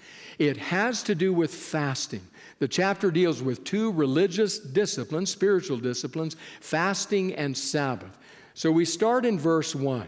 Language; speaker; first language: English; native; English